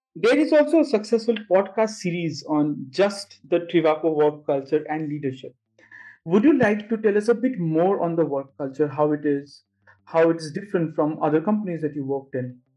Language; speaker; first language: English; non-native, local second language; Bangla